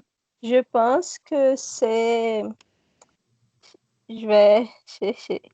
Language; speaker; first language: French; non-native, learner; Portuguese